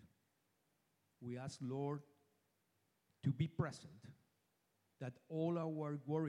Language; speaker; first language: English; non-native, fluent; Spanish